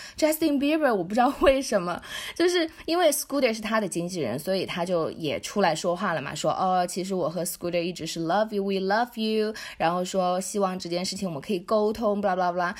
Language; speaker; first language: Chinese; native; Chinese